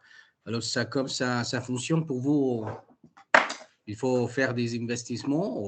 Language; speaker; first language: French; non-native, fluent; Italian